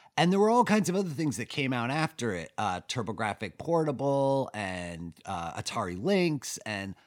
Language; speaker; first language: English; native; English